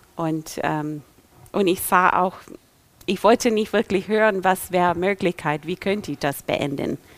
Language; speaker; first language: German; non-native, fluent; English